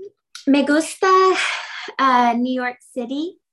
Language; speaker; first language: Spanish; non-native, learner; English